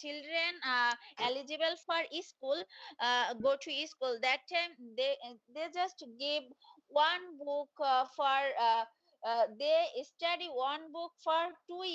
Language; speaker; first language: English; non-native, learner; Bangla